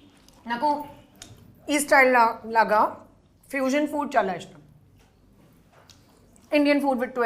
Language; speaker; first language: Telugu; non-native, local second language; Hindi